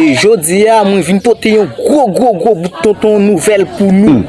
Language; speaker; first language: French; non-native, learner; Haitian Creole